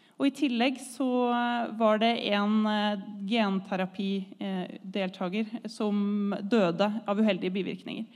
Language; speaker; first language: Norwegian; native; Norwegian